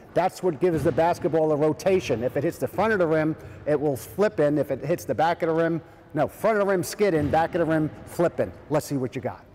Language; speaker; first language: English; native; English